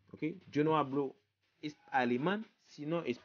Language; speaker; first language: Spanish; non-native, fluent; Haitian Creole